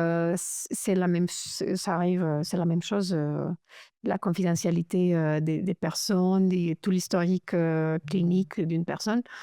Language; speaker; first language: French; non-native, fluent; Romanian